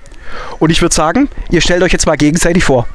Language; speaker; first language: German; native; German